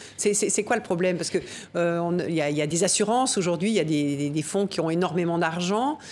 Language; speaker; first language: French; native; French